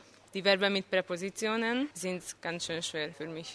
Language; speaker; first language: German; non-native, fluent; Hungarian